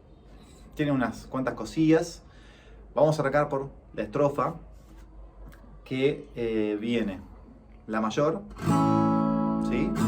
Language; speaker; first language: Spanish; native; Spanish